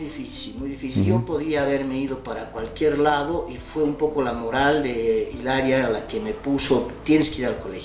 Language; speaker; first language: Spanish; native; Spanish